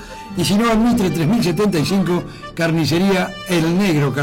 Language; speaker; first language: Spanish; native; Spanish